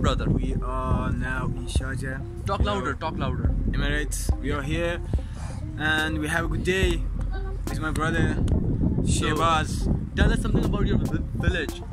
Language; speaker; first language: English; non-native, learner; Persian